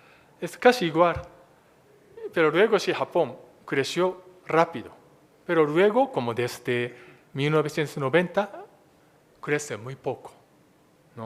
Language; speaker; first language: Spanish; non-native, fluent; Japanese